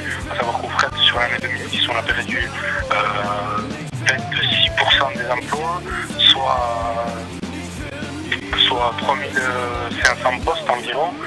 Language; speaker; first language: French; native; French